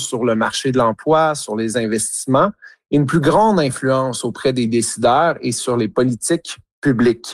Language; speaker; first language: French; native; French